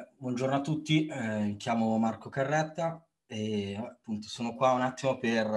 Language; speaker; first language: Italian; early bilingual, other home language; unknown